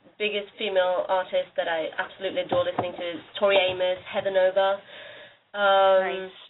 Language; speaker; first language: English; non-native, fluent; Norwegian